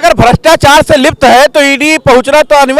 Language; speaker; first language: Hindi; native; Hindi